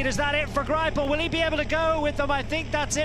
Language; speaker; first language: English; native; English